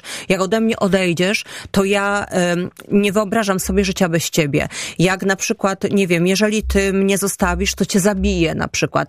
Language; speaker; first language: Polish; native; Polish